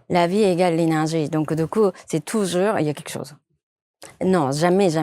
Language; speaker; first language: French; non-native, fluent; Japanese